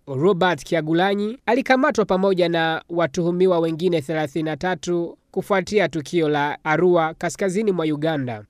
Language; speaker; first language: Swahili; non-native, local second language; Rundi